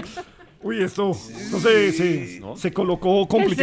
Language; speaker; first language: Spanish; native; Spanish